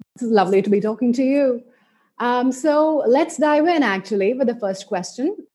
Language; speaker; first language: English; non-native, local second language; Hindi